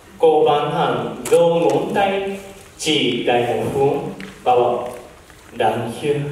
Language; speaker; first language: Vietnamese; non-native, learner; Japanese